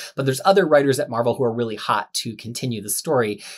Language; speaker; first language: English; native; English